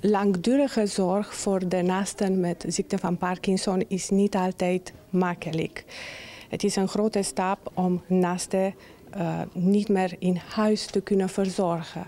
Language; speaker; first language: Dutch; non-native, fluent; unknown